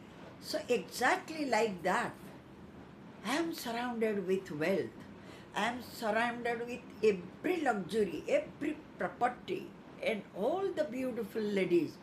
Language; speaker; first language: English; non-native, local second language; Odia